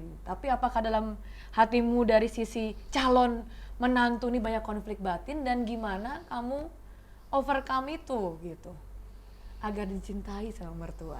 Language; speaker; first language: Indonesian; native; Indonesian